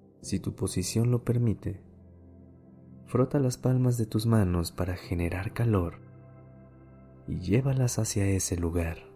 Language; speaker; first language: Spanish; native; Spanish